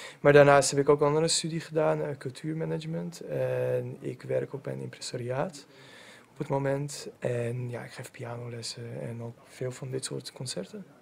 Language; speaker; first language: Dutch; non-native, fluent; Hungarian